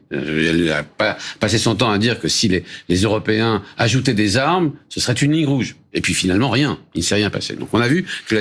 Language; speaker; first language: French; native; French